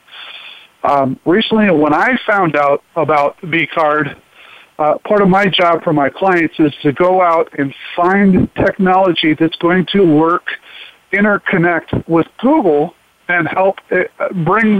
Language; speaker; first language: English; native; English